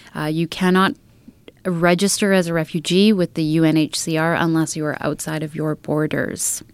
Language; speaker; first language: English; native; English